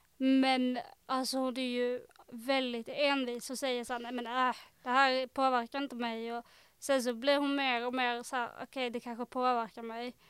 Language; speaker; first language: Swedish; native; Swedish